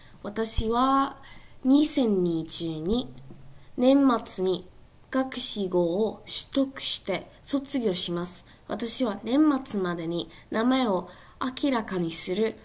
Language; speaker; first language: Japanese; non-native, learner; English